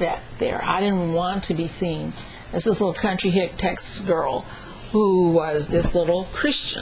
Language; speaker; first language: English; native; English